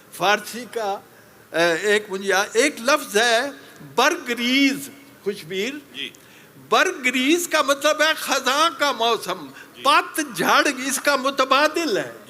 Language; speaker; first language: Urdu; non-native, local second language; Punjabi